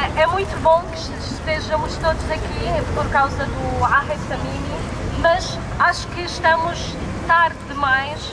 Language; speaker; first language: Portuguese; non-native, fluent; Arabic